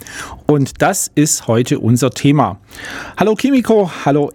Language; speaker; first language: German; native; German